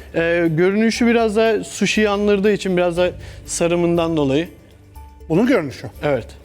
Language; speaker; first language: Turkish; native; Turkish